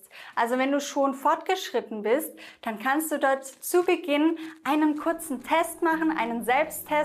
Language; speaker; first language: German; native; German